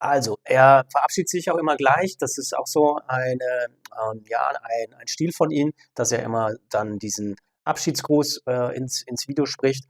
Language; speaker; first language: German; native; German